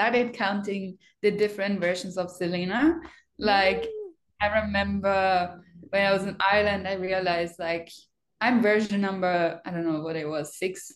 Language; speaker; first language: English; non-native, fluent; German